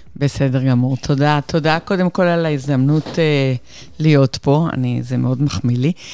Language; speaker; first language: Hebrew; non-native, fluent; Spanish